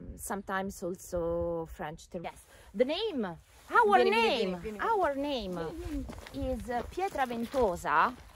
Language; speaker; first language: English; non-native, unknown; Italian